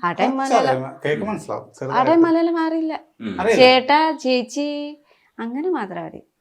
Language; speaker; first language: Malayalam; non-native, learner; Nepali